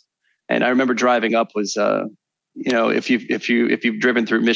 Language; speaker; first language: English; native; English